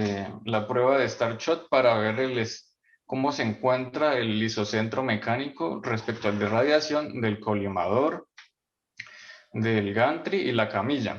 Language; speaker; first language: Spanish; native; Spanish